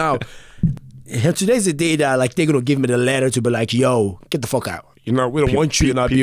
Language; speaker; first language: English; early bilingual, other home language; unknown